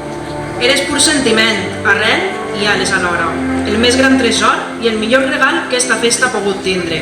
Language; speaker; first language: Catalan; native; Catalan